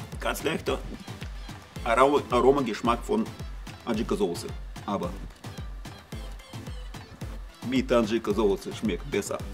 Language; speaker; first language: German; non-native, learner; Russian